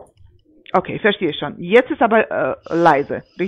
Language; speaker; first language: German; non-native, fluent; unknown